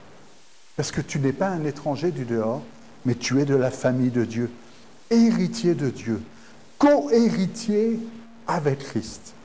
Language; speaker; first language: French; native; French